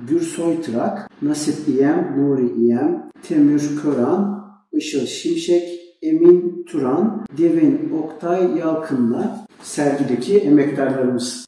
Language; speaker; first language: Turkish; native; Turkish